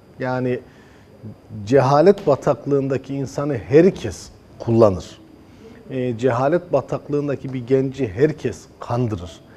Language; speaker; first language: Turkish; early bilingual, heritage; Turkish